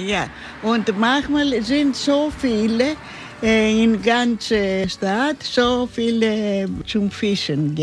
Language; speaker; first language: German; non-native, learner; Greek